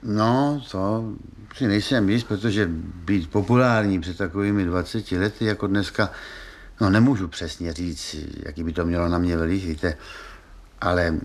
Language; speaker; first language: Czech; native; Czech